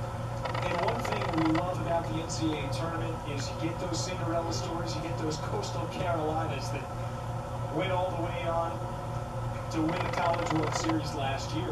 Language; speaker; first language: English; native; English